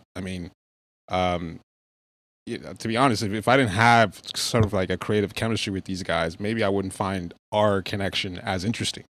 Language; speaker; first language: English; early bilingual, other home language; Yoruba